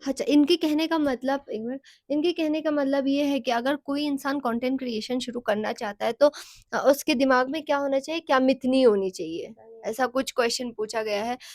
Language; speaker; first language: Hindi; non-native, local second language; Sicilian